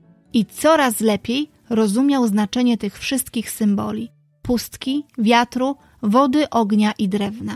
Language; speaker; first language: Polish; native; Polish